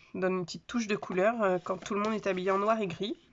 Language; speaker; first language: French; native; French